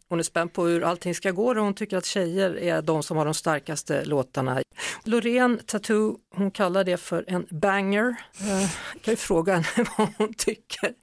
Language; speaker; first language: Swedish; native; Swedish